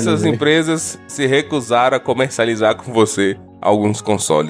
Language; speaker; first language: Portuguese; native; Portuguese